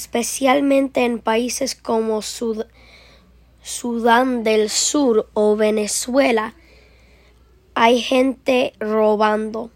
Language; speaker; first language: Spanish; early bilingual, heritage; Spanish